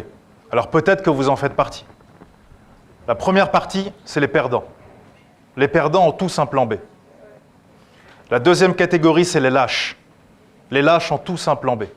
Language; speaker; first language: French; native; French